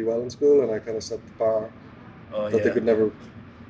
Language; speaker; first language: English; native; English